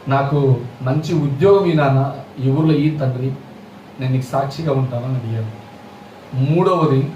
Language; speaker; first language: Telugu; non-native, local second language; Lambadi